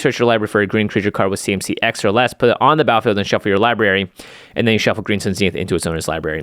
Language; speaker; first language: English; native; English